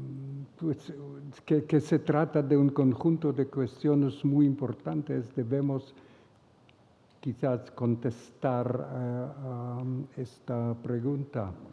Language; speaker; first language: Spanish; non-native, fluent; Hebrew